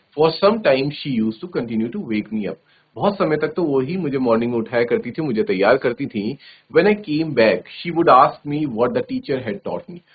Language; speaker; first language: Hindi; native; Hindi